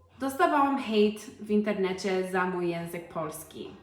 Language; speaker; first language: Polish; early bilingual, heritage; Polish